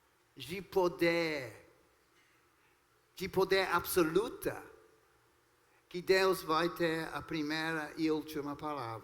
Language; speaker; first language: Portuguese; non-native, fluent; English